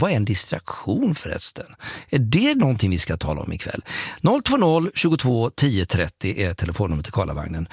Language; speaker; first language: Swedish; native; Swedish